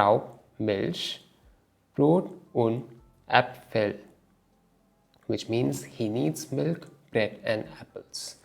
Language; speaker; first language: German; non-native, learner; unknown